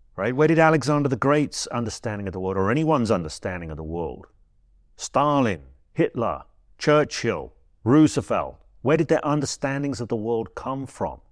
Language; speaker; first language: English; native; English